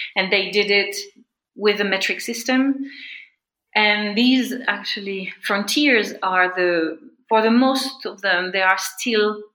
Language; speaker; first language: English; non-native, fluent; French